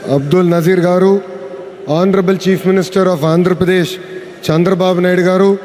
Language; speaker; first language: Hindi; non-native, local second language; Telugu